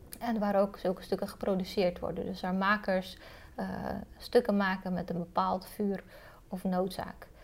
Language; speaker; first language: Dutch; early bilingual, other home language; Romanian